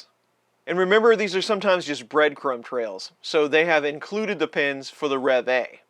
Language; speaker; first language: English; native; English